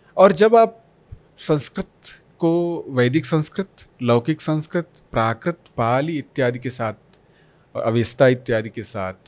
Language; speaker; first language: Hindi; non-native, local second language; Bhojpuri